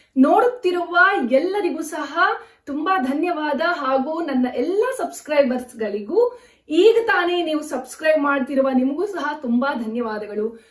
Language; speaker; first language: Kannada; native; Kannada